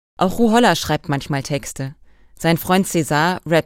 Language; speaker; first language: German; native; German